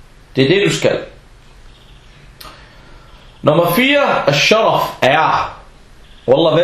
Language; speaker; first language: Danish; early bilingual, other home language; Arabic